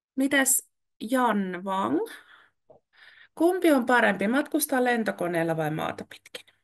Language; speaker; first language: Finnish; native; Finnish